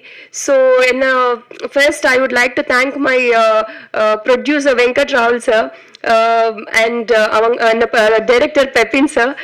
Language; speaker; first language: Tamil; non-native, learner; Telugu